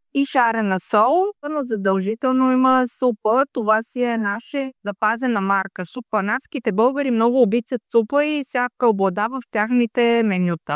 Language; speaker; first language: Bulgarian; native; Bulgarian